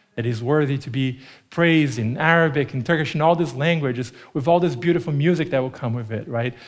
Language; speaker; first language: English; non-native, fluent; Portuguese